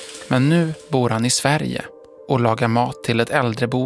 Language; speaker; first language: Swedish; native; Swedish